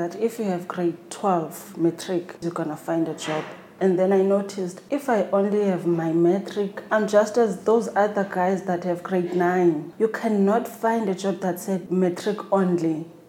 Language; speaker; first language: English; non-native, local second language; Xhosa